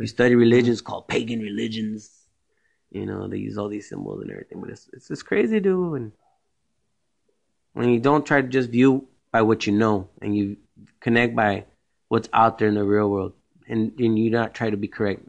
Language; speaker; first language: English; early bilingual, other home language; Spanish